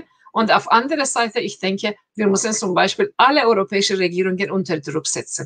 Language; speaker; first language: German; non-native, fluent; Persian